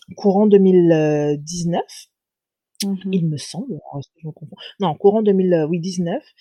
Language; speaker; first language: French; native; French